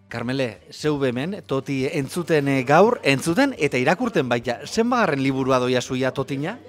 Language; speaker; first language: Basque; native; Basque